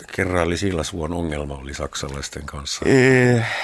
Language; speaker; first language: Finnish; non-native, fluent; German